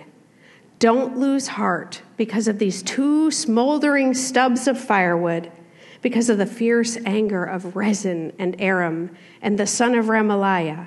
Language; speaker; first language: English; native; English